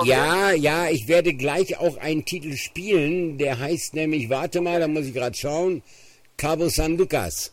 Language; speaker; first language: German; native; German